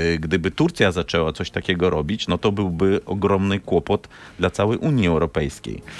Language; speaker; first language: Polish; non-native, fluent; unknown